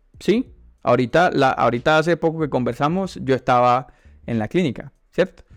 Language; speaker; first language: Spanish; native; Spanish